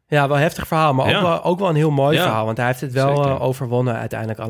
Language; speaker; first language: Dutch; native; Dutch